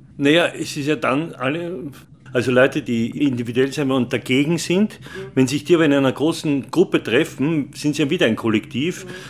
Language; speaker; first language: German; native; German